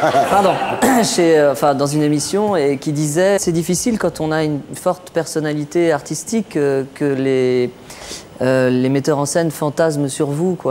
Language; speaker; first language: French; native; French